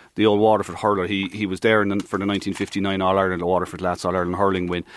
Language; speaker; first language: English; native; English